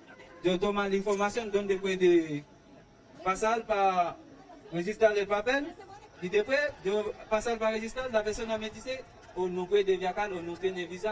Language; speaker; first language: Spanish; non-native, learner; Haitian Creole